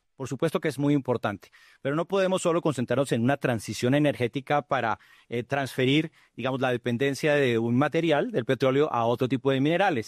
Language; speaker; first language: Spanish; native; Spanish